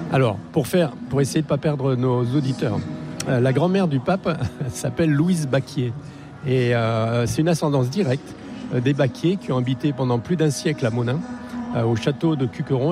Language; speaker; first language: French; native; French